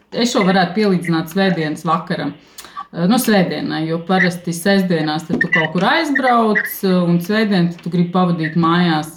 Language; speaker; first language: Latvian; native; Latvian